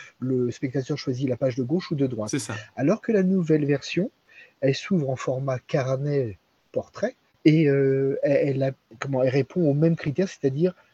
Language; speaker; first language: French; native; French